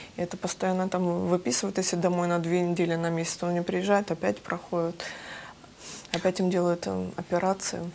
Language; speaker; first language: Russian; native; Russian